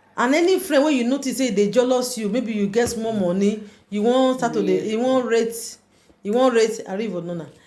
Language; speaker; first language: Nigerian Pidgin; native; Nigerian Pidgin